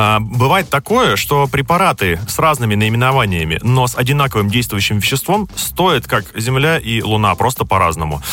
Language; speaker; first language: Russian; native; Russian